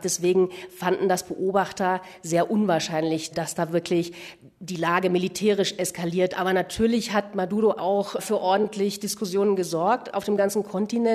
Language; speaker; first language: German; native; German